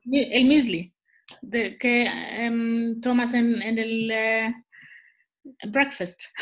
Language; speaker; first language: Spanish; non-native, learner; Swiss German